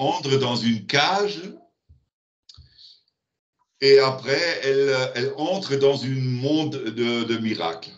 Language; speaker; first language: French; non-native, learner; German